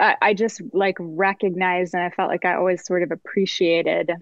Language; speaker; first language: English; native; English